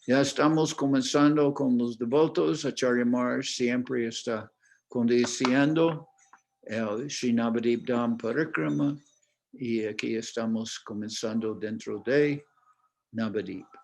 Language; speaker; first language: Spanish; non-native, fluent; English